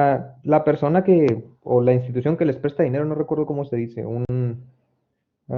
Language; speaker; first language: Spanish; native; Spanish